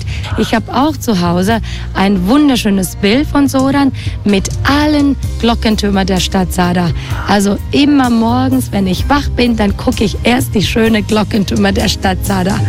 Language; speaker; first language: German; non-native, fluent; Croatian